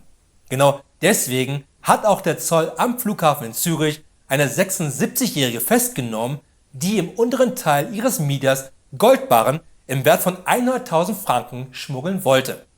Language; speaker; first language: German; native; German